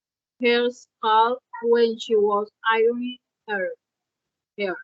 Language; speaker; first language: English; non-native, learner; Spanish